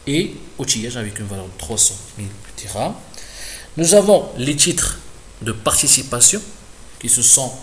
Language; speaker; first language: French; non-native, local second language; Arabic